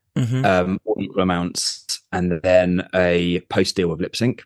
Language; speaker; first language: English; native; English